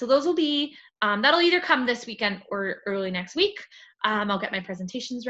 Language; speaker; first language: English; native; English